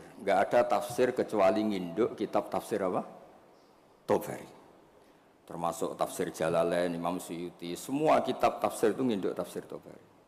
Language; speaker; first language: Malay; non-native, local second language; Javanese